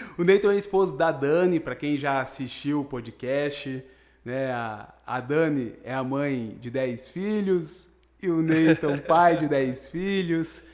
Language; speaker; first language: Portuguese; native; Portuguese